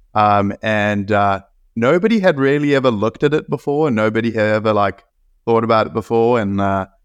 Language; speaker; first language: English; native; English